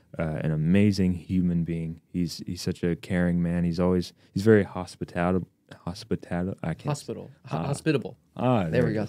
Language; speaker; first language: English; native; English